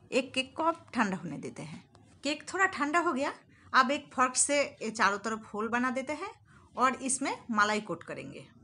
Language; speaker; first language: Hindi; non-native, local second language; Bangla